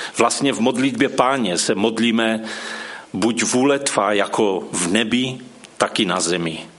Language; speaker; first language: Czech; non-native, local second language; Polish